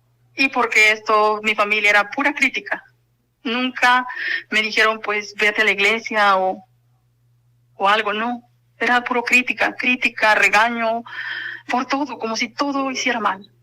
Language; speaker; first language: Spanish; native; Spanish